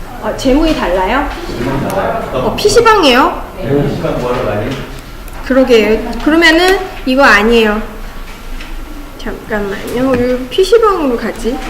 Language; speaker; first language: Korean; non-native, fluent; Chinese